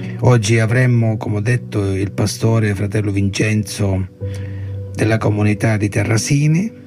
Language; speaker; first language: Italian; early bilingual, heritage; Italian